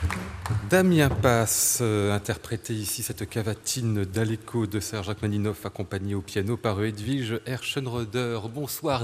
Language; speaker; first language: French; native; French